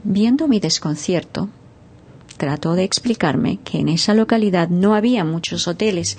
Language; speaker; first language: Spanish; native; Spanish